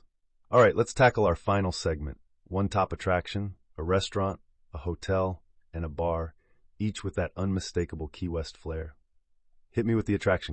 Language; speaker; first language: English; native; English